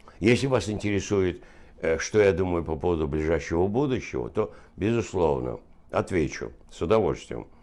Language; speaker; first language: Russian; non-native, local second language; Azerbaijani